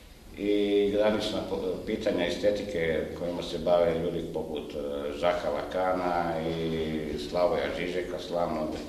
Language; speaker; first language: Croatian; native; Croatian